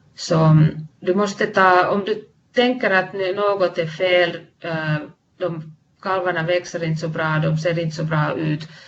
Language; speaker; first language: Swedish; non-native, fluent; Finnish